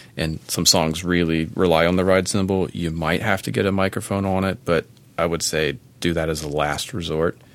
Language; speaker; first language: English; native; English